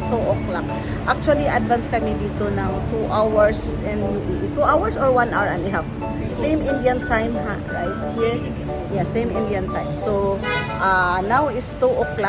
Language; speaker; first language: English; non-native, local second language; Filipino